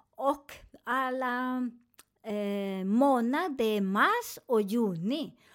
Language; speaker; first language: Swedish; non-native, learner; Spanish